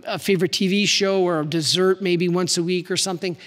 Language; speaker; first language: English; native; English